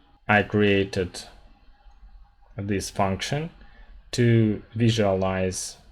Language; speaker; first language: English; non-native, fluent; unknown